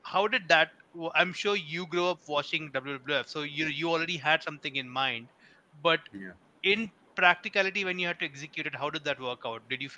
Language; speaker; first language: English; non-native, local second language; Hindi